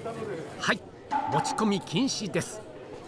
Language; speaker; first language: Japanese; native; Japanese